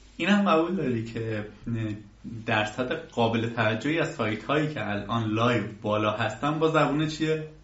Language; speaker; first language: Persian; native; Persian